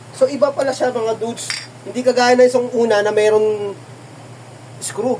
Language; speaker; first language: Filipino; native; Filipino